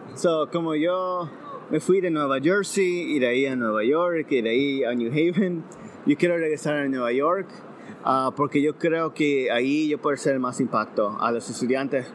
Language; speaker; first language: Spanish; early bilingual, heritage; Spanish